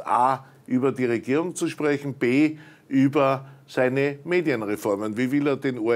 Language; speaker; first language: German; native; German